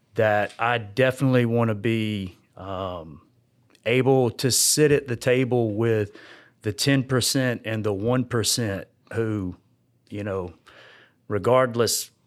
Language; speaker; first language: English; native; English